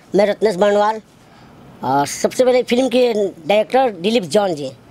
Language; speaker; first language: Hindi; native; Hindi